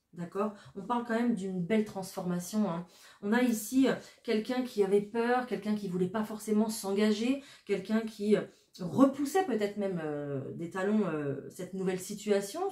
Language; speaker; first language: French; native; French